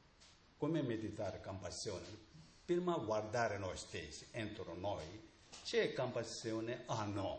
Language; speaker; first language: Italian; non-native, learner; Tibetan